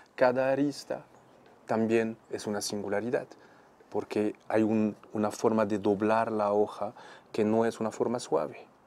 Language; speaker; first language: Spanish; non-native, fluent; Arabic